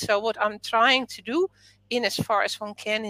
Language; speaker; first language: English; non-native, fluent; Dutch